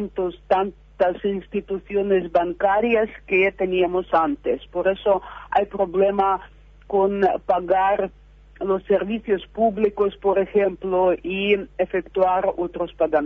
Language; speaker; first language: Spanish; non-native, fluent; Russian